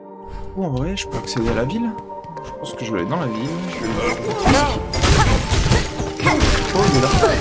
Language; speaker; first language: French; native; French